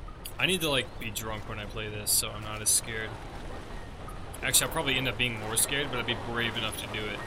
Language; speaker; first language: English; native; English